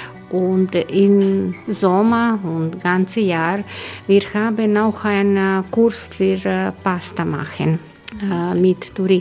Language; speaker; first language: German; non-native, learner; Croatian